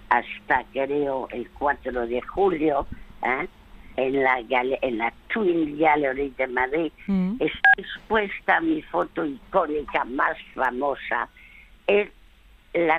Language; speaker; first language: Spanish; early bilingual, other home language; French